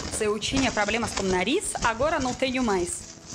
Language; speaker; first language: Portuguese; non-native, learner; Russian